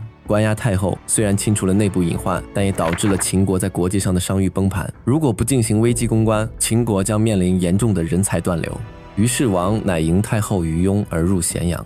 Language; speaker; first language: Chinese; native; Chinese